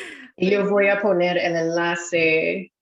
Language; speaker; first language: Spanish; non-native, fluent; English